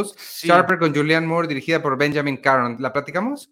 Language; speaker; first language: Spanish; native; Spanish